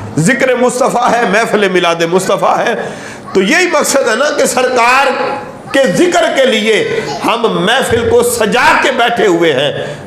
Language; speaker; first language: Urdu; non-native, local second language; Punjabi